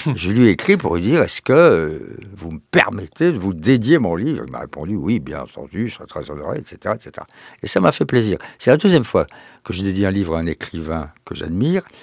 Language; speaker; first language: French; native; French